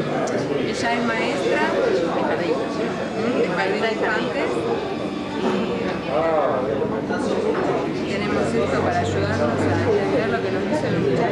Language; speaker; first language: Spanish; native; Spanish